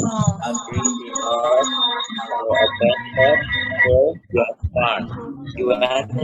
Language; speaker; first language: English; non-native, learner; Indonesian